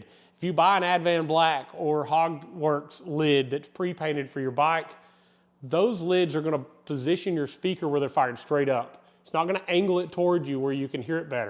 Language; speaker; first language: English; native; English